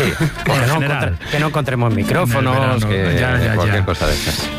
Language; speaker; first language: Spanish; native; Spanish